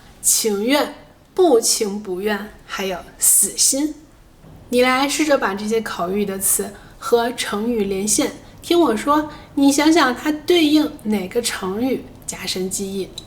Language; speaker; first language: Chinese; native; Chinese